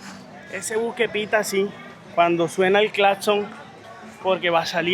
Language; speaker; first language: Spanish; native; Spanish